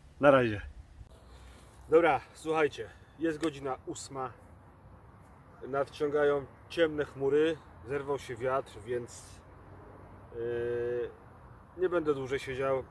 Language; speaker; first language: Polish; native; Polish